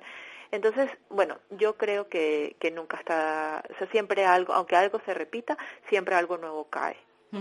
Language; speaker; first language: Spanish; native; Spanish